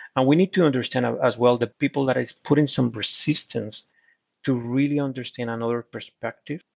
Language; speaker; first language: English; non-native, fluent; Spanish